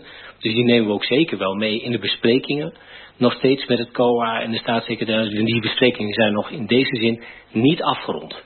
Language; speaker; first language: Dutch; native; Dutch